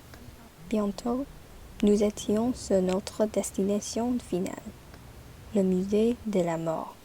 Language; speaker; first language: French; non-native, learner; English